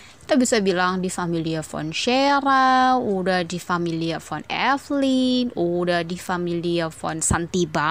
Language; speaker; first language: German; non-native, fluent; Indonesian